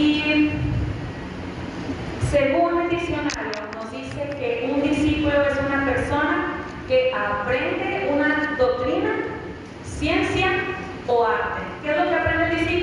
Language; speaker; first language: Spanish; native; Spanish